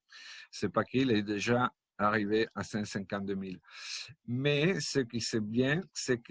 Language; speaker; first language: French; non-native, fluent; Italian